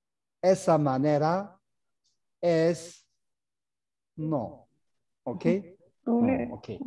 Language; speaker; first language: Spanish; non-native, learner; Korean